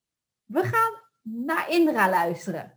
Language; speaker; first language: Dutch; native; Dutch